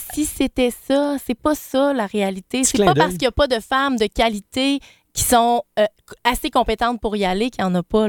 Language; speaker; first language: French; native; French